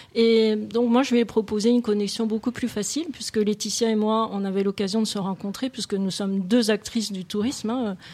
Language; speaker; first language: French; native; French